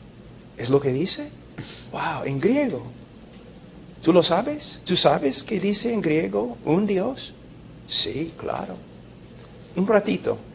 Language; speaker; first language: Spanish; non-native, fluent; English